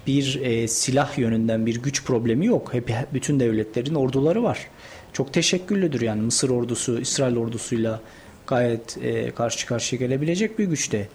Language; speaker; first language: Turkish; native; Turkish